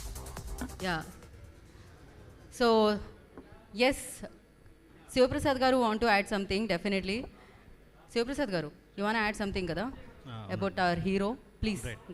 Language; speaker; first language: Telugu; native; Telugu